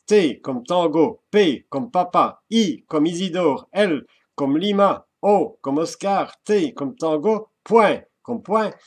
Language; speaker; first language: French; native; French